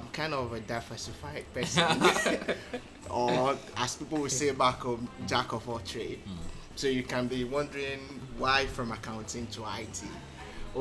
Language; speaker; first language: English; non-native, local second language; Yoruba